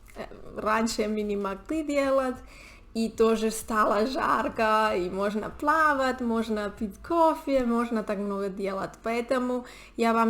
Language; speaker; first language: Russian; non-native, learner; Spanish